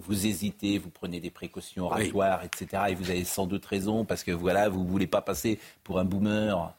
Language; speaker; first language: French; native; French